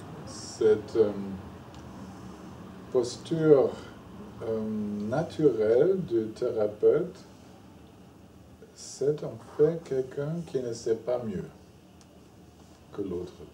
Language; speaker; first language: French; non-native, fluent; German